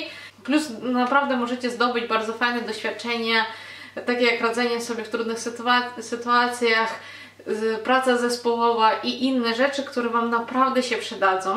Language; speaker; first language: Polish; non-native, fluent; Ukrainian